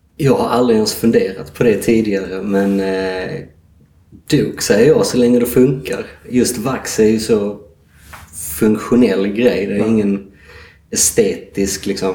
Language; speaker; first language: Swedish; native; Swedish